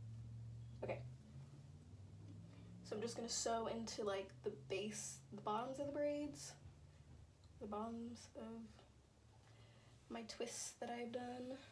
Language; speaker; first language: English; native; English